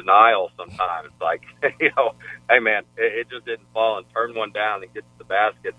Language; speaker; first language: English; native; English